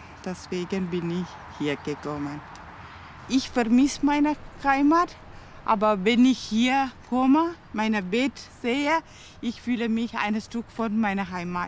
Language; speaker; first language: German; non-native, learner; Tamil